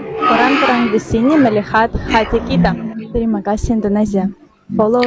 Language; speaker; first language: Indonesian; non-native, fluent; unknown